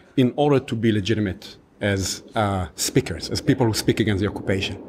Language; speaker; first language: English; non-native, fluent; Hebrew